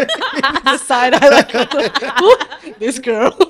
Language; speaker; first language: English; non-native, fluent; Italian